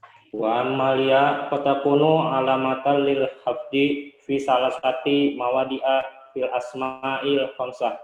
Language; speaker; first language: Arabic; non-native, learner; Indonesian